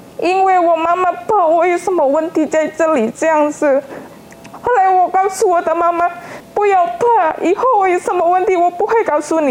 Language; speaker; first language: Chinese; non-native, learner; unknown